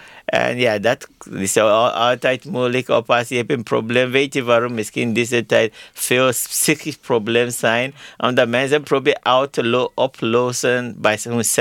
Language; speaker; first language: Dutch; non-native, learner; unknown